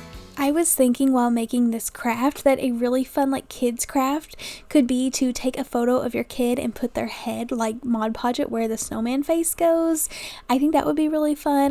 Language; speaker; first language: English; native; English